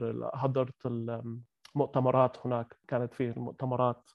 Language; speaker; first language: Arabic; non-native, learner; Kachhi